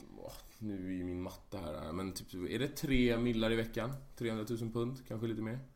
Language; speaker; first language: Swedish; native; Swedish